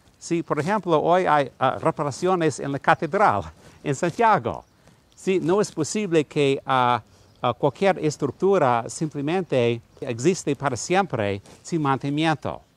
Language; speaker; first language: Spanish; non-native, learner; English